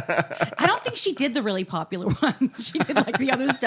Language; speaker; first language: English; native; English